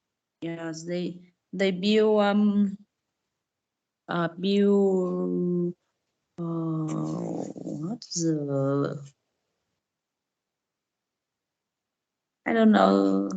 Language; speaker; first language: English; non-native, learner; Vietnamese